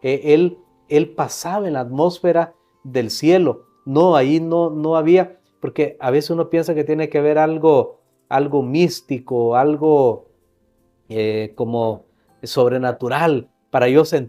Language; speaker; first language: Spanish; native; Spanish